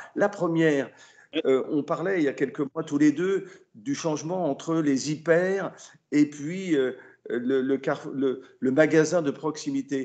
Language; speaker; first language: French; native; French